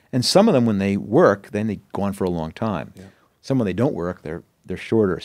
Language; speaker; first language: English; native; English